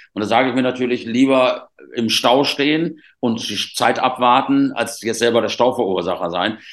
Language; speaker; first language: German; native; German